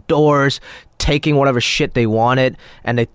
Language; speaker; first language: English; non-native, local second language; Cantonese